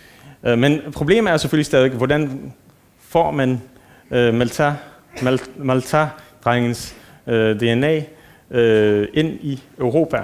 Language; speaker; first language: Danish; non-native, fluent; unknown